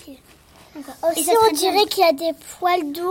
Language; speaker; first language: French; native; French